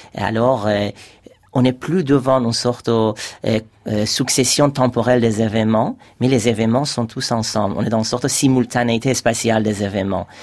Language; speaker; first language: French; non-native, fluent; Persian